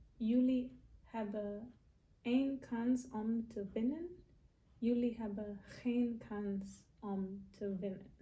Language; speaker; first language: Dutch; non-native, learner; English